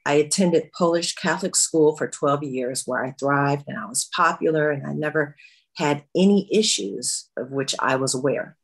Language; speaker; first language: English; native; English